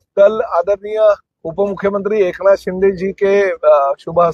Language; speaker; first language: Hindi; non-native, local second language; Marathi